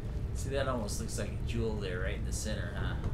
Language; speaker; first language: English; native; English